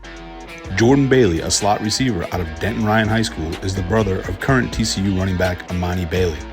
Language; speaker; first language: English; native; English